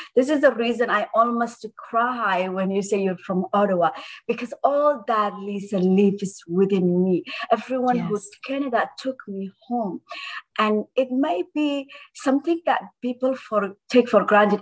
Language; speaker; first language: English; non-native, fluent; Somali